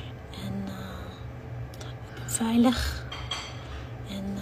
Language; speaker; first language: Dutch; non-native, learner; Somali